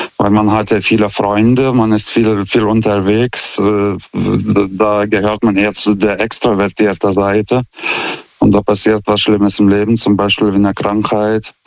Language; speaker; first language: German; non-native, fluent; Lithuanian